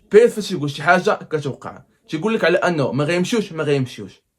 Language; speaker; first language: Arabic; native; Arabic